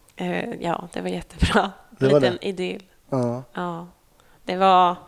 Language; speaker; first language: Swedish; native; Swedish